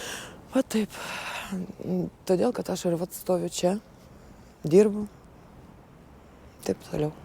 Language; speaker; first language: Lithuanian; early bilingual, other home language; Russian